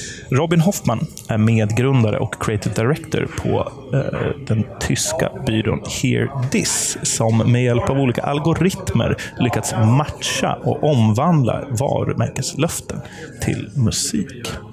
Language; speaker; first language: Swedish; native; Swedish